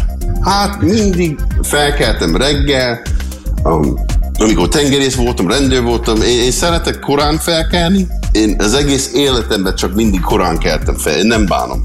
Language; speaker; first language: Hungarian; early bilingual, heritage; English